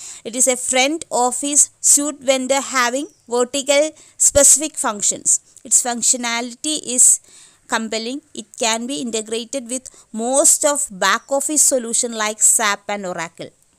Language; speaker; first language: English; non-native, local second language; Malayalam